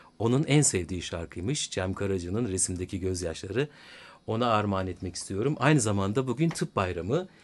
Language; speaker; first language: Turkish; native; Turkish